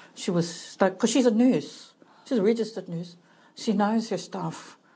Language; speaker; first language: English; native; English